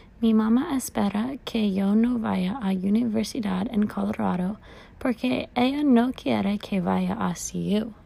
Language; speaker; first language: Spanish; non-native, learner; English